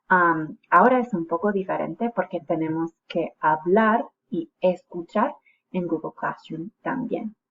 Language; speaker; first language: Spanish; non-native, fluent; English